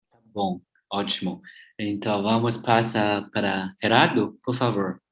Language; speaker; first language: Portuguese; non-native, learner; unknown